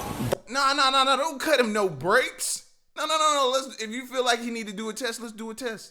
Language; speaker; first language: English; native; English